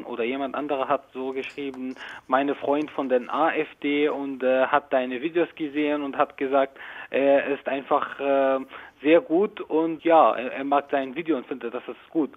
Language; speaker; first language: German; non-native, learner; Arabic